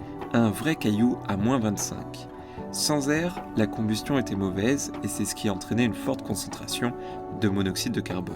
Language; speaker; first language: French; native; French